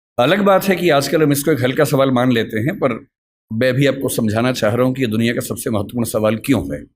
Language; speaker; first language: Hindi; native; Hindi